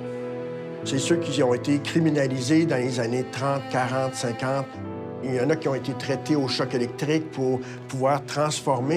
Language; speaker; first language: French; native; French